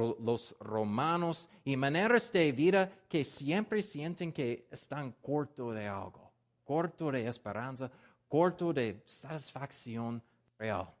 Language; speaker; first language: Spanish; non-native, learner; English